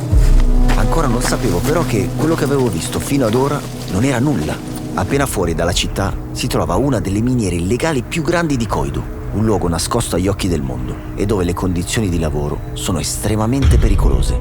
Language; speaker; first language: Italian; native; Italian